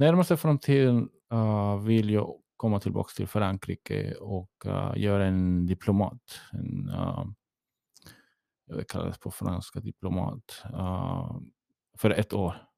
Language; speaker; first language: Swedish; early bilingual, heritage; English